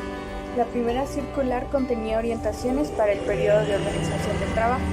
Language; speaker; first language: Spanish; native; Spanish